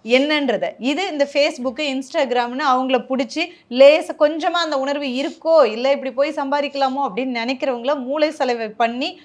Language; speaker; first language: Tamil; native; Tamil